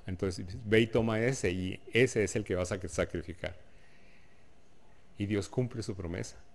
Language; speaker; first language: Spanish; native; Spanish